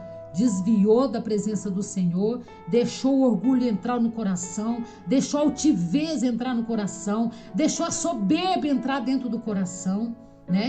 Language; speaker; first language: Portuguese; native; Portuguese